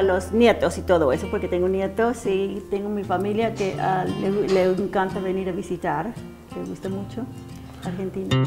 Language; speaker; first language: Spanish; non-native, fluent; English